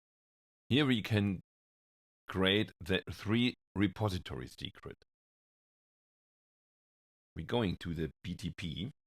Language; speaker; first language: English; non-native, fluent; German